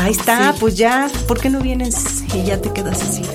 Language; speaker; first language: Spanish; native; Spanish